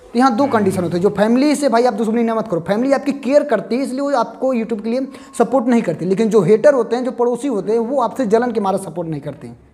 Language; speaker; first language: Hindi; native; Hindi